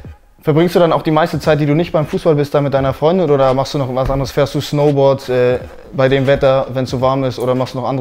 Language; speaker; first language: German; native; German